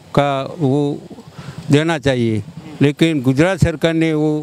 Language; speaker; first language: Hindi; non-native, local second language; Gujarati